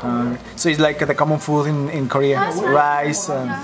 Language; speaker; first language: English; non-native, learner; Spanish